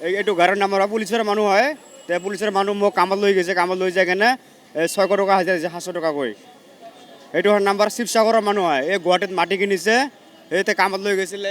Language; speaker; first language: Assamese; non-native, local second language; Bangla